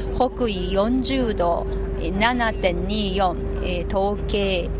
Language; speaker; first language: Japanese; non-native, fluent; Chinese